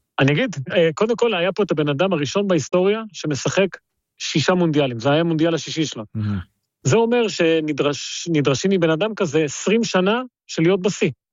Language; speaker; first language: Hebrew; early bilingual, other home language; Spanish